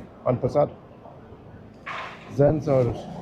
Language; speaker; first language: Portuguese; non-native, learner; German